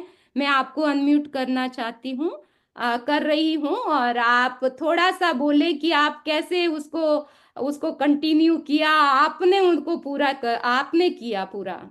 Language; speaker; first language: Hindi; native; Hindi